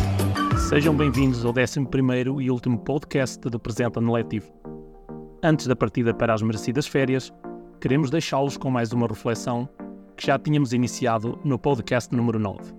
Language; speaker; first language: Portuguese; native; Portuguese